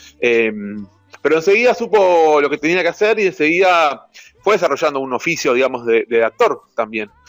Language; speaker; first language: Spanish; native; Spanish